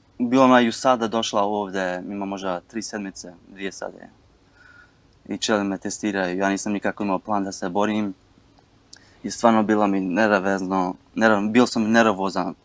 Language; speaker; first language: Croatian; early bilingual, heritage; Bosnian